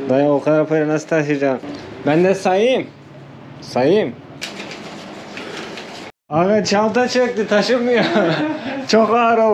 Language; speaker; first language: Turkish; native; Turkish